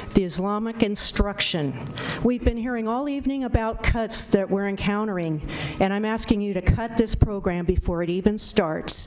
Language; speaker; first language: English; native; English